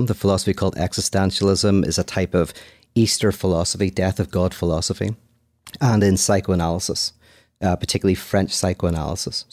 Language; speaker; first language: English; native; English